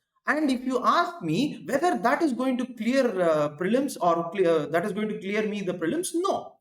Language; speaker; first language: English; non-native, local second language; Tamil